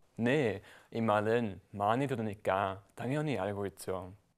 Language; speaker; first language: Korean; non-native, learner; German